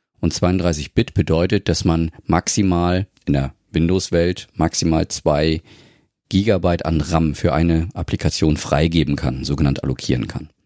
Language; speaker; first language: German; native; German